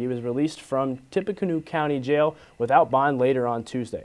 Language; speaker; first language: English; native; English